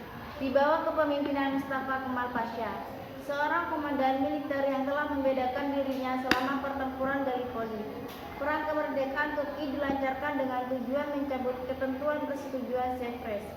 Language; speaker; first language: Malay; non-native, local second language; Madurese